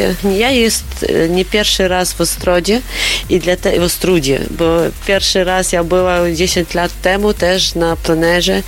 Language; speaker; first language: Polish; non-native, learner; Ukrainian